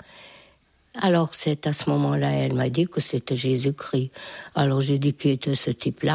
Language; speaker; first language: French; non-native, fluent; Hungarian